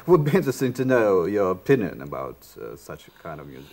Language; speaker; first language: English; non-native, fluent; Russian